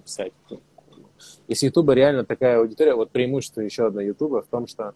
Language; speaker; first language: Russian; native; Russian